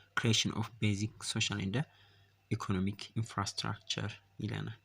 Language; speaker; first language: English; non-native, local second language; Amharic